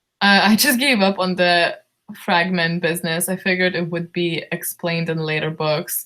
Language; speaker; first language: English; non-native, fluent; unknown